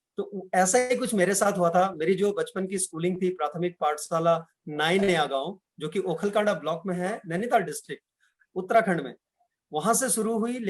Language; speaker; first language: Hindi; non-native, local second language; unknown